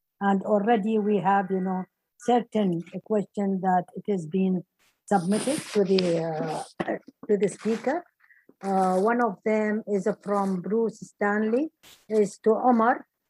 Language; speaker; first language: English; non-native, fluent; Arabic